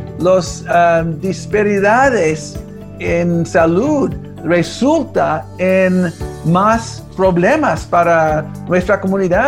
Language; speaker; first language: Spanish; early bilingual, heritage; Spanish